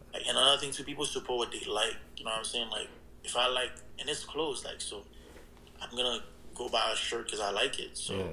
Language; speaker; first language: English; early bilingual, other home language; Haitian Creole